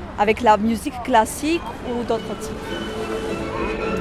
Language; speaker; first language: French; non-native, fluent; Armenian